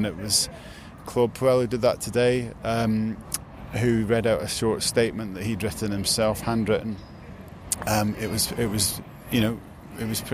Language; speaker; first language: English; native; English